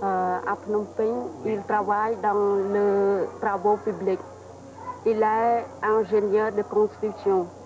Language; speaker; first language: French; non-native, learner; Khmer